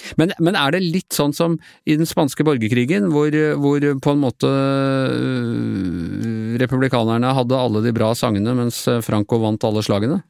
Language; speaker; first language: Norwegian; native; Norwegian